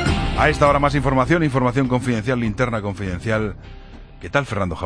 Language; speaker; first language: Spanish; native; Spanish